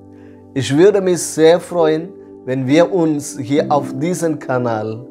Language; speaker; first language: German; non-native, fluent; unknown